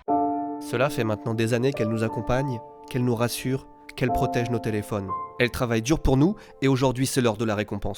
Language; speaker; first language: French; native; French